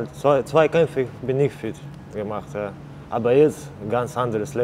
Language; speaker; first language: German; non-native, learner; Russian